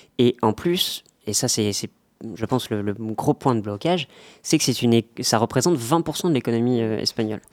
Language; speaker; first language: French; native; French